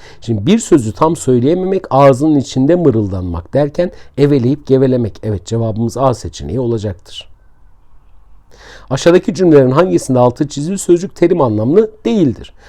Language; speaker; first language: Turkish; native; Turkish